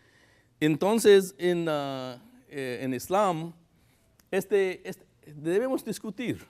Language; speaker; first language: Spanish; non-native, fluent; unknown